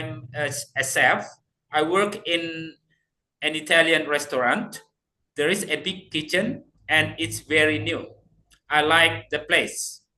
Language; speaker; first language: English; non-native, fluent; Indonesian